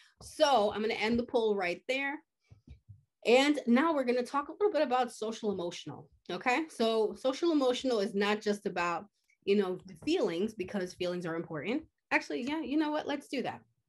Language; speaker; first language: English; early bilingual, other home language; Spanish